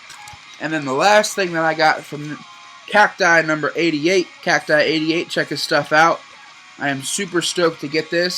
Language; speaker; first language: English; native; English